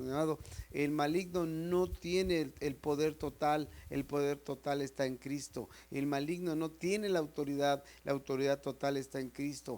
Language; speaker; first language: Spanish; native; Spanish